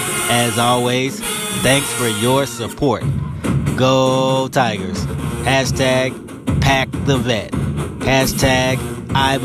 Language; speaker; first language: English; native; English